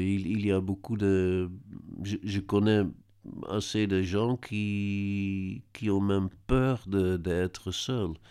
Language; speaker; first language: French; non-native, learner; Dutch